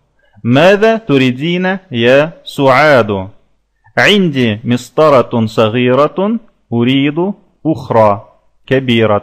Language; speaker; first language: Arabic; non-native, fluent; Russian